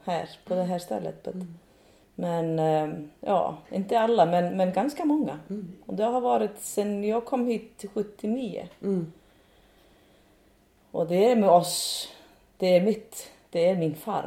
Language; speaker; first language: Swedish; non-native, fluent; Icelandic